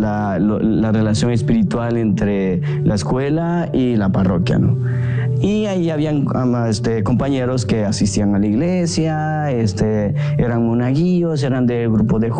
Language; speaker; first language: Spanish; native; Spanish